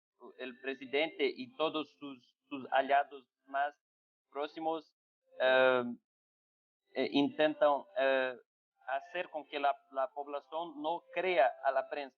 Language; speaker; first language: Spanish; non-native, fluent; Portuguese